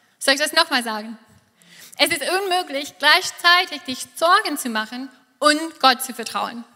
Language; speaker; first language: German; non-native, fluent; English